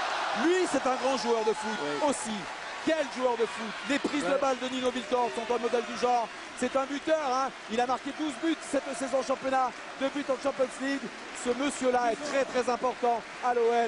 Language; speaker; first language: French; native; French